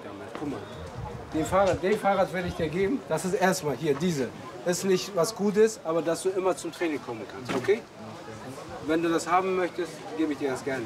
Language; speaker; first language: German; non-native, local second language; Turkish